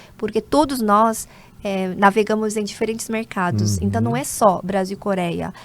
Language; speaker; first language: Portuguese; non-native, fluent; Korean